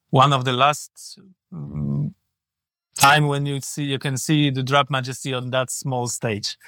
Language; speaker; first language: English; non-native, learner; Polish